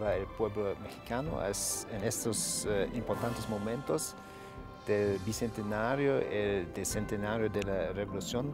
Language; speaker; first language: Spanish; non-native, fluent; German